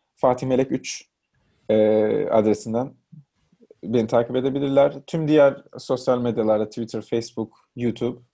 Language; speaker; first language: Turkish; native; Turkish